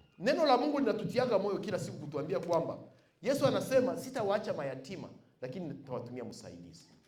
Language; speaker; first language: Swahili; non-native, local second language; Bembe